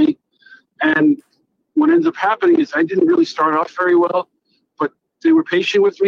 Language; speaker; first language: English; native; English